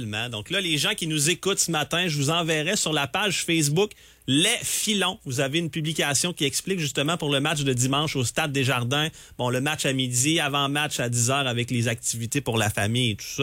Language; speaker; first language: French; native; French